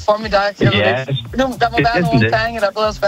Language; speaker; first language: Danish; native; Danish